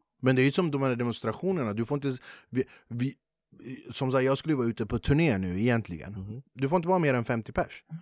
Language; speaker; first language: Swedish; early bilingual, other home language; Kurdish